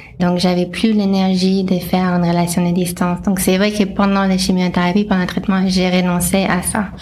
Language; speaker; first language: French; non-native, fluent; English